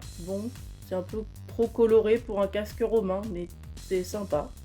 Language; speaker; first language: French; native; French